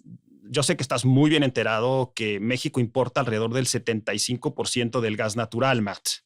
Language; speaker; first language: Spanish; native; Spanish